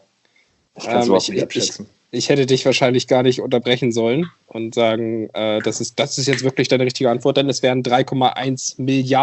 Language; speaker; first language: German; native; German